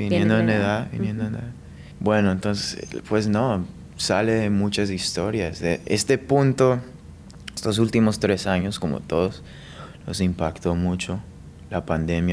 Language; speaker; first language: Spanish; early bilingual, heritage; English